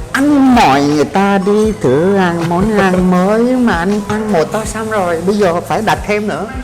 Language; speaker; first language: Vietnamese; non-native, fluent; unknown